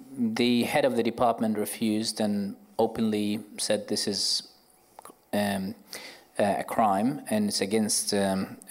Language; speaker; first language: English; non-native, fluent; Arabic